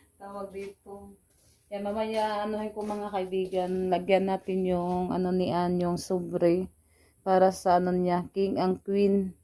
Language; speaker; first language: Filipino; non-native, local second language; Cebuano